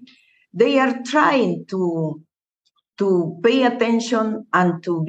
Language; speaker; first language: English; non-native, learner; Spanish